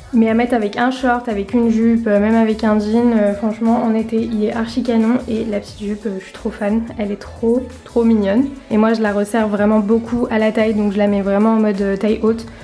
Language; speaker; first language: French; native; French